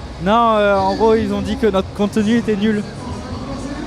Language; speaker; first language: French; native; French